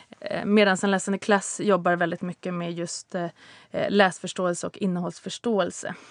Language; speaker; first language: Swedish; native; Swedish